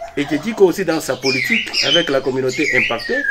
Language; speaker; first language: French; non-native, local second language; Swahili